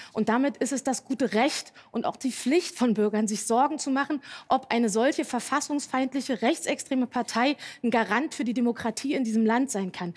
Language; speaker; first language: German; native; German